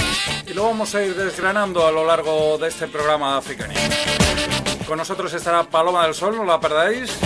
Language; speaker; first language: Spanish; native; Spanish